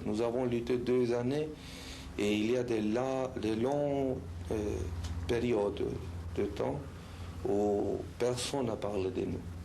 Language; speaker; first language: French; non-native, fluent; Spanish